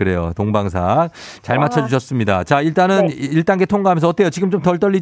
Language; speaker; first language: Korean; native; Korean